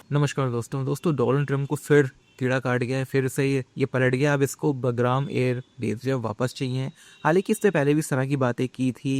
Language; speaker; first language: Hindi; native; Hindi